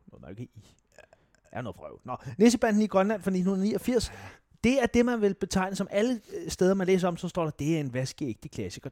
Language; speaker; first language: Danish; native; Danish